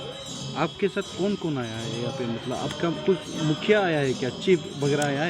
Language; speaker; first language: Hindi; non-native, local second language; Bodo